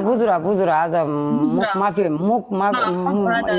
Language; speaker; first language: Arabic; non-native, learner; Bangla